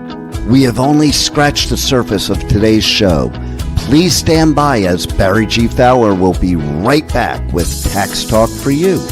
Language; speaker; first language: English; native; English